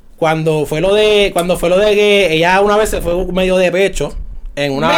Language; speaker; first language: Spanish; native; Spanish